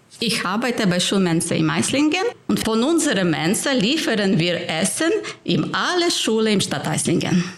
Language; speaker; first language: German; non-native, fluent; Ukrainian